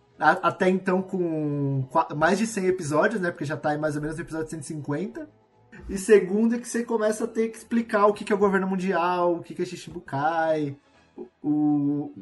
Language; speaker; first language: Portuguese; native; Portuguese